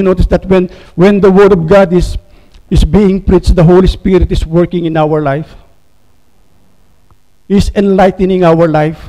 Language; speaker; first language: English; non-native, local second language; Filipino